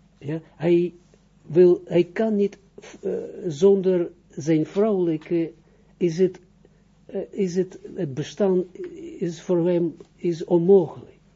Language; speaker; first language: Dutch; non-native, fluent; Russian